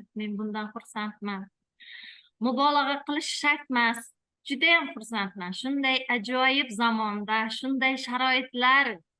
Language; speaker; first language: Uzbek; native; Uzbek